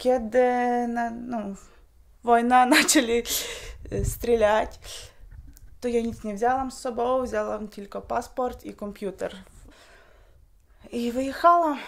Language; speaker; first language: Polish; non-native, learner; Ukrainian